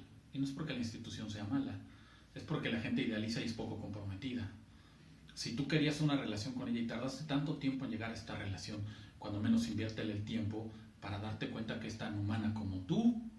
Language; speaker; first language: Spanish; native; Spanish